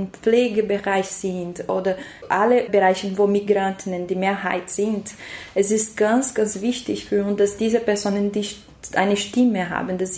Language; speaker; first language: German; non-native, fluent; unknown